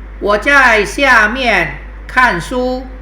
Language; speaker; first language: Chinese; non-native, fluent; Thai